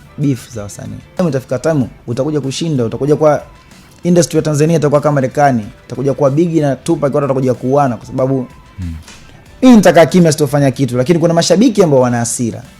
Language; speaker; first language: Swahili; native; Swahili